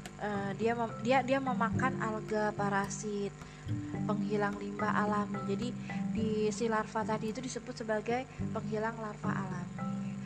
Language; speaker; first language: Indonesian; native; Indonesian